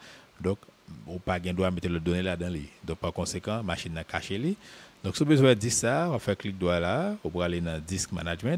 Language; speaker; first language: French; non-native, local second language; Haitian Creole